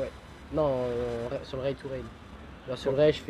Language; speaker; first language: French; native; French